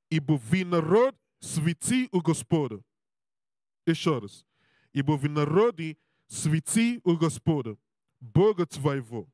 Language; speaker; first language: Russian; non-native, learner; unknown